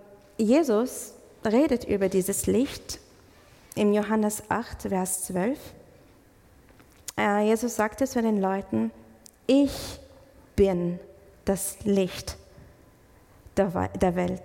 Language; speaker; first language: German; non-native, fluent; English